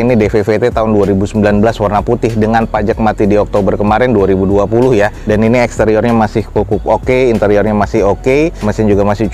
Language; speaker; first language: Indonesian; native; Indonesian